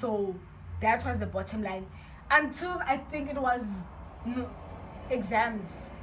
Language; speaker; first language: English; non-native, local second language; Xhosa